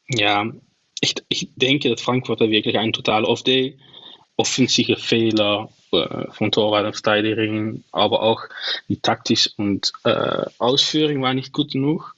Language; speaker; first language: German; non-native, learner; Dutch